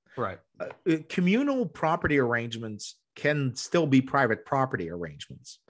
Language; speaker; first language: English; native; English